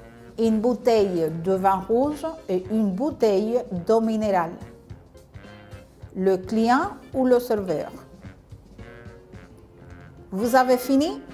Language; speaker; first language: French; non-native, fluent; Spanish